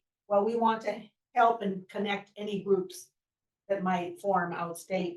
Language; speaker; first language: English; native; English